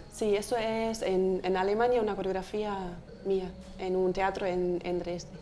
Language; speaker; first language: Spanish; non-native, fluent; German